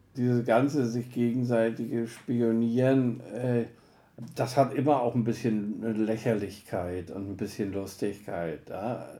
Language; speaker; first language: German; native; German